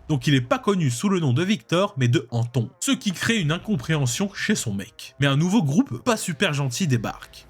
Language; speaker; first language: French; native; French